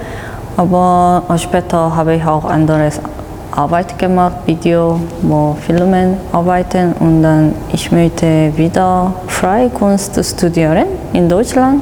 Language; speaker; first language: German; non-native, learner; Korean